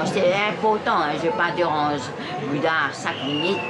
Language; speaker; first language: French; non-native, local second language; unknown